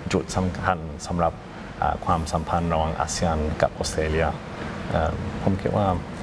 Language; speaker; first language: Thai; non-native, fluent; English